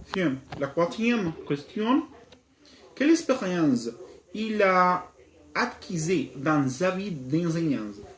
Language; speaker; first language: French; non-native, learner; Spanish